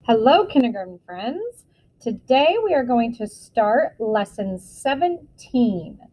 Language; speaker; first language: English; native; English